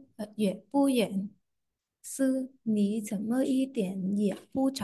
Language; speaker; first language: Chinese; non-native, learner; Vietnamese